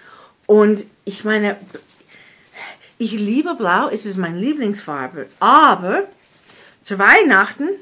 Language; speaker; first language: German; non-native, fluent; English